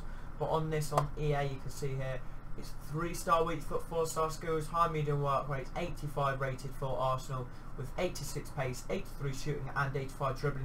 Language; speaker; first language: English; native; English